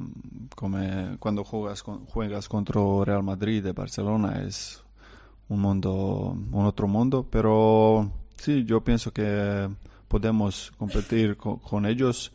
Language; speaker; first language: Spanish; non-native, learner; Croatian